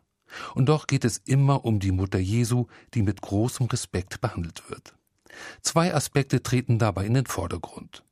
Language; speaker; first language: German; native; German